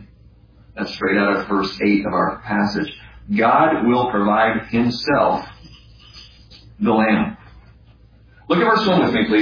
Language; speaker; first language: English; native; English